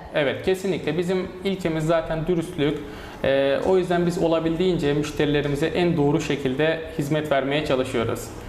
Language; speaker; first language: Turkish; native; Turkish